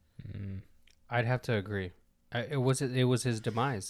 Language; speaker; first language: English; early bilingual, other home language; Spanish